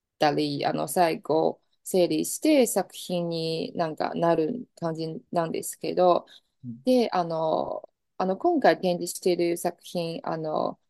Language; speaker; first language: Japanese; non-native, fluent; Chinese